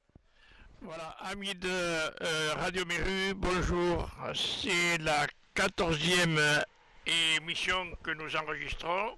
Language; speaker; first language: French; native; French